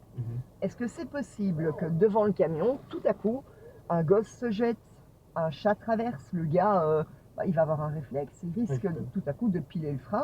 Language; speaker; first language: French; native; French